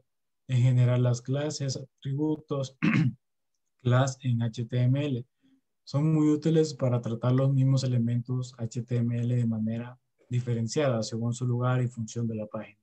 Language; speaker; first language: Spanish; native; Spanish